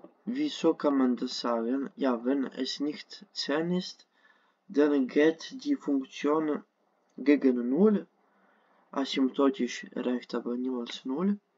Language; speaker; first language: German; non-native, fluent; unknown